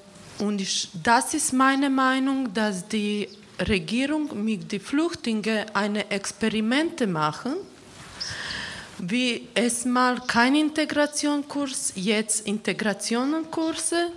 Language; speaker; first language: German; non-native, learner; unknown